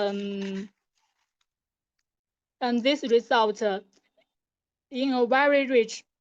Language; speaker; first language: English; non-native, learner; Chinese